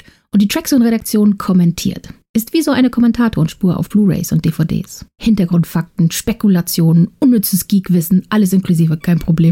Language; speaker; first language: German; native; German